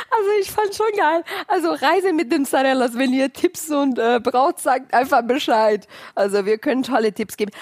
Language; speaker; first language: German; non-native, fluent; Portuguese